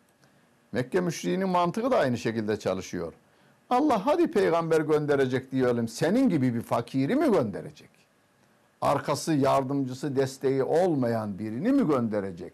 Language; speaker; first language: Turkish; native; Turkish